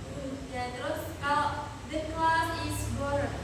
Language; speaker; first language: English; non-native, learner; Indonesian